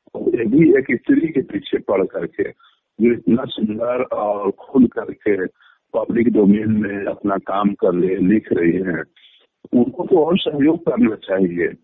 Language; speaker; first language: Hindi; native; Hindi